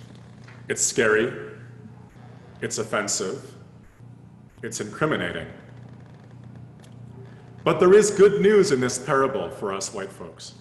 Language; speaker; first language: English; native; English